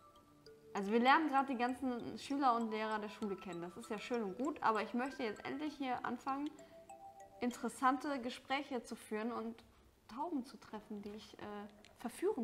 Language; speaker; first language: German; native; German